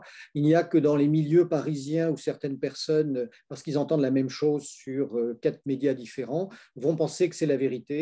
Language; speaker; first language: French; native; French